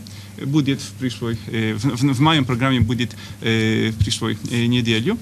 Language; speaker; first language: Russian; non-native, fluent; Polish